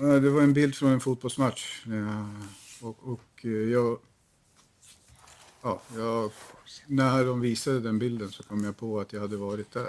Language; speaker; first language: Swedish; native; Swedish